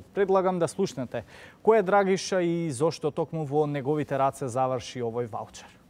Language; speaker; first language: Macedonian; native; Macedonian